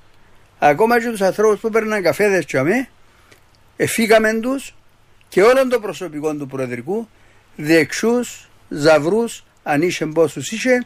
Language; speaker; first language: Greek; native; Greek